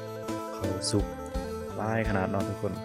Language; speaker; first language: Thai; non-native, local second language; Northeastern Thai